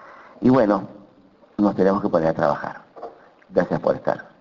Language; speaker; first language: Spanish; native; Spanish